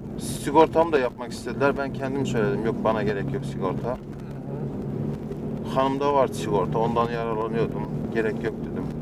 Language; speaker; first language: Turkish; non-native, fluent; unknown